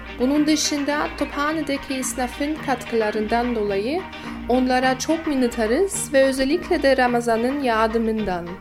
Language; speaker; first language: Turkish; non-native, learner; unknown